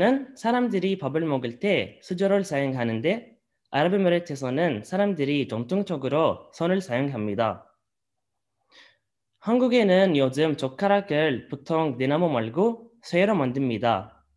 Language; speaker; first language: Korean; non-native, learner; Arabic